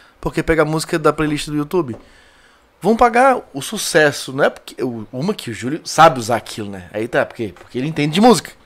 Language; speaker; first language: Portuguese; native; Portuguese